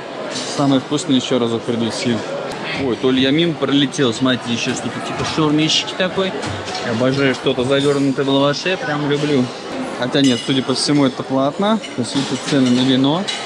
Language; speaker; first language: Russian; native; Russian